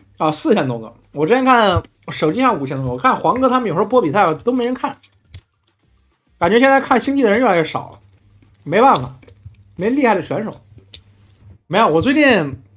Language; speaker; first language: Chinese; native; Chinese